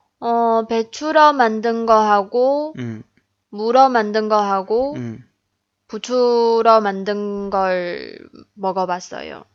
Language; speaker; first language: Korean; non-native, fluent; Chinese